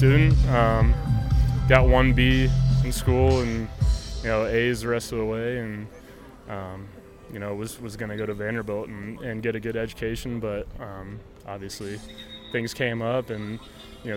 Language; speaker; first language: English; native; English